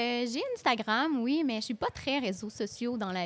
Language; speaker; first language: French; native; French